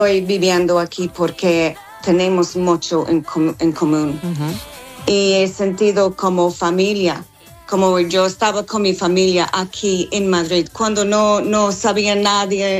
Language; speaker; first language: Spanish; non-native, learner; English